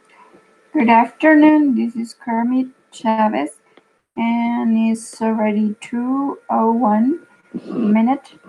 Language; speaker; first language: English; non-native, fluent; Spanish